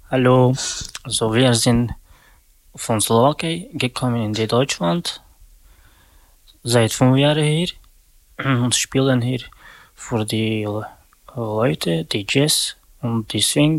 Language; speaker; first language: German; non-native, learner; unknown